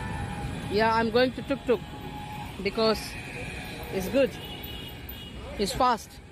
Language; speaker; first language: English; non-native, learner; Hindi